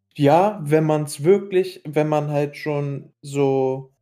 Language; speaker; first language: German; early bilingual, other home language; Arabic